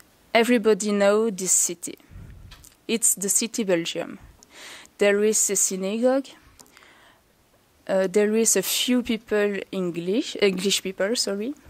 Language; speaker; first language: English; non-native, learner; French